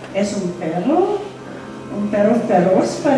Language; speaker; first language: Spanish; non-native, fluent; English